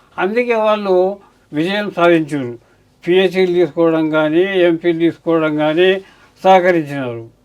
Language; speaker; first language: Telugu; native; Telugu